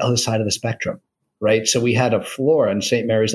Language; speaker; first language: English; native; English